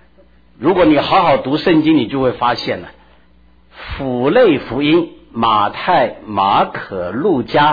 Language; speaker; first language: Chinese; native; Chinese